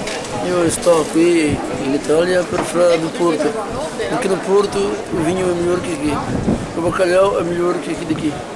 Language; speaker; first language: Italian; non-native, learner; Portuguese